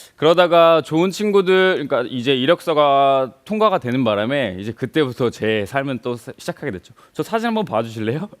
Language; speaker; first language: Korean; native; Korean